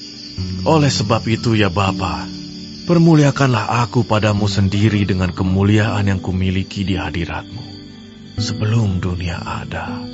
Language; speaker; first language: Indonesian; native; Indonesian